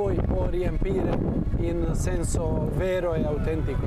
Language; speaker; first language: Italian; non-native, fluent; Croatian